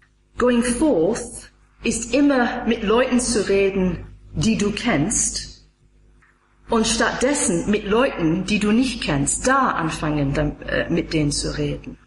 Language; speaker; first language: German; non-native, fluent; English